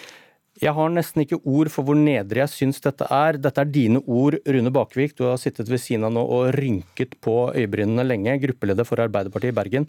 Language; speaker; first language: Norwegian; native; Norwegian